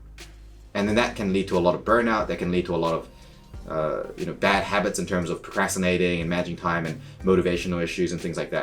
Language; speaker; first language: English; native; English